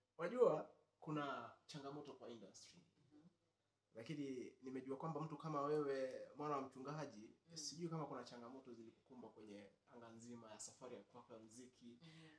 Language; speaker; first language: Swahili; native; Swahili